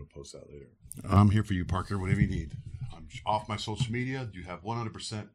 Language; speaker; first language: English; early bilingual, other home language; Spanish